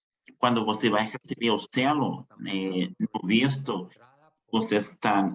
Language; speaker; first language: Portuguese; non-native, fluent; Spanish